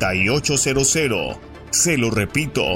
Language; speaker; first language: Spanish; native; Spanish